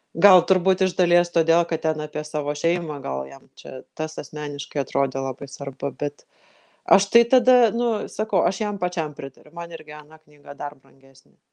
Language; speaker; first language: Lithuanian; native; Lithuanian